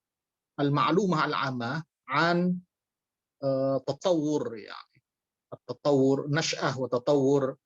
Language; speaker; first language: Arabic; non-native, fluent; Indonesian